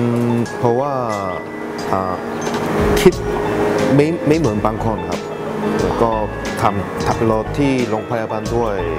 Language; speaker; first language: Thai; non-native, learner; Korean